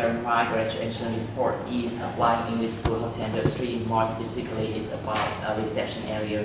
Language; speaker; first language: English; non-native, learner; Vietnamese